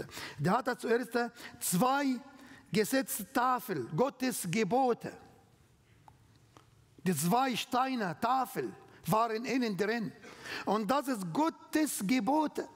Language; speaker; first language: German; non-native, learner; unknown